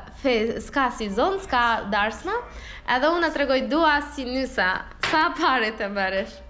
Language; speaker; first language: Albanian; non-native, learner; Russian